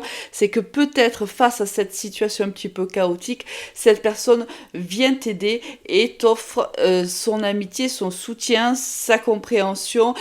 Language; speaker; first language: French; native; French